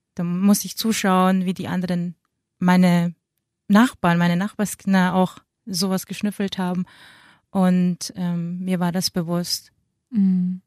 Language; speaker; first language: German; early bilingual, other home language; Filipino